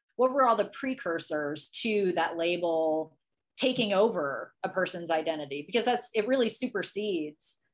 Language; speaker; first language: English; native; English